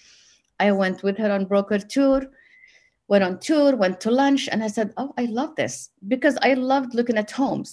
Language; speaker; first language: English; non-native, fluent; Arabic